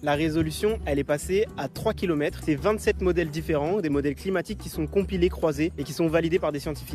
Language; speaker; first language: French; native; French